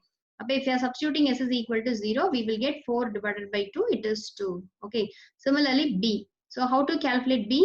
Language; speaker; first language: English; non-native, local second language; Tamil